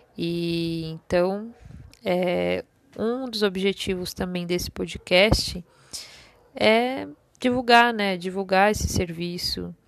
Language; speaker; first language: Portuguese; native; Portuguese